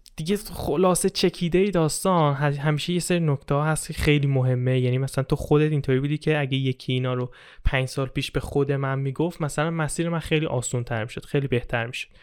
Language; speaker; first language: Persian; native; Persian